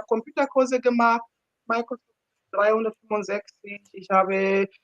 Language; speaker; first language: German; non-native, fluent; Ganda